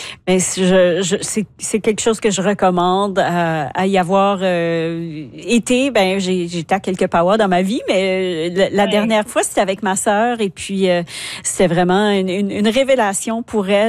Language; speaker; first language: French; native; French